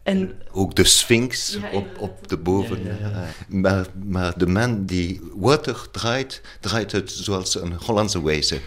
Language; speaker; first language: Dutch; non-native, learner; French